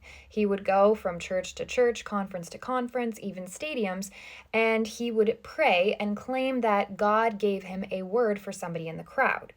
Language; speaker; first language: English; native; English